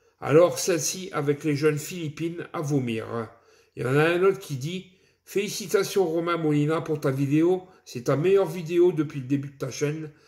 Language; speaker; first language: French; native; French